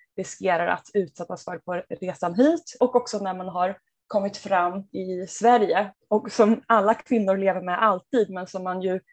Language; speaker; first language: Swedish; native; Swedish